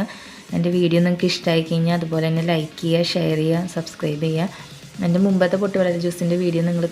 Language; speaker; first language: Malayalam; native; Malayalam